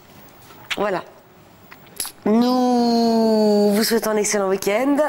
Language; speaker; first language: French; native; French